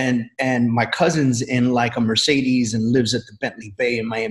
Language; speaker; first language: English; native; English